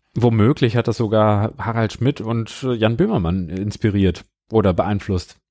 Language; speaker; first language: German; native; German